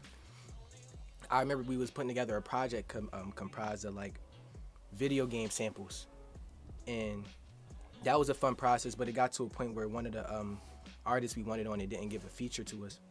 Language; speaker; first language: English; native; English